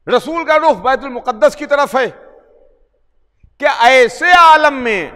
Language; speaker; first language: Urdu; native; Urdu